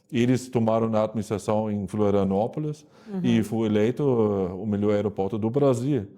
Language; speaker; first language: Portuguese; non-native, fluent; German